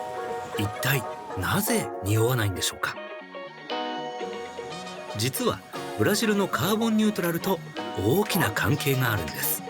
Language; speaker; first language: Japanese; native; Japanese